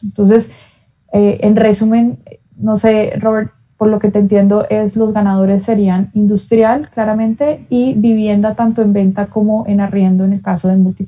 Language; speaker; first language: Spanish; native; Spanish